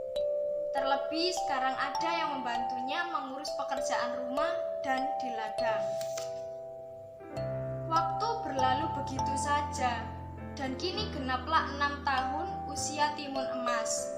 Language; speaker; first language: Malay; non-native, local second language; Javanese